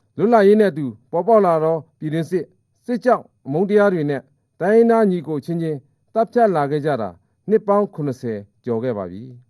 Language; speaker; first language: Burmese; non-native, local second language; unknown